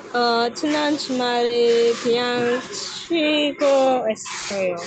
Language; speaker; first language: Korean; non-native, learner; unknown